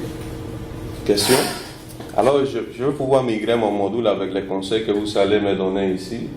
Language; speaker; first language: French; non-native, fluent; Spanish